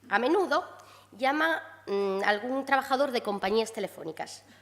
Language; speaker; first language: Spanish; non-native, local second language; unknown